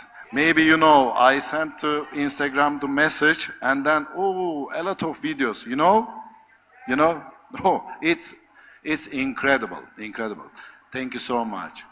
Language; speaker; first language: English; non-native, learner; Turkish